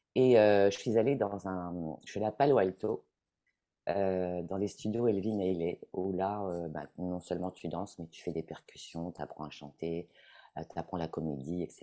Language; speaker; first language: French; non-native, fluent; Italian